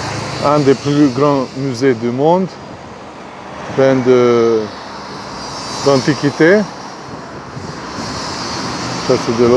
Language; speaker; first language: French; non-native, fluent; Hungarian